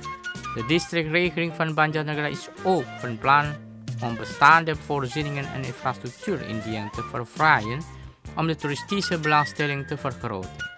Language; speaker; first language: Dutch; non-native, fluent; Indonesian